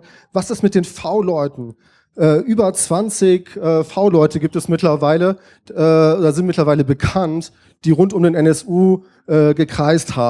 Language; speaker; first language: German; native; German